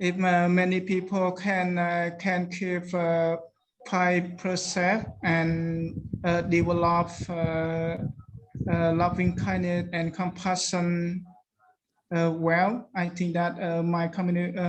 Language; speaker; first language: English; non-native, learner; Khmer